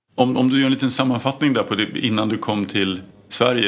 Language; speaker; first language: Swedish; native; Swedish